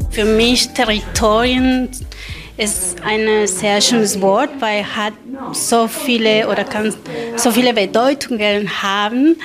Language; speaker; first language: German; non-native, learner; Spanish